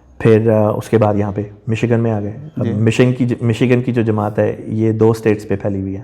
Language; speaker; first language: Urdu; native; Urdu